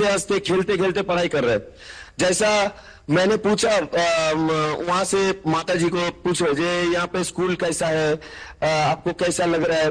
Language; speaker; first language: Hindi; non-native, local second language; Bangla